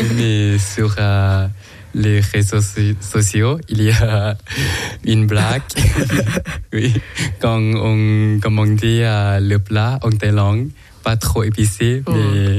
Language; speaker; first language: French; non-native, learner; Thai